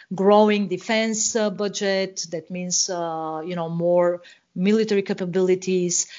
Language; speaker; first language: English; non-native, fluent; Bulgarian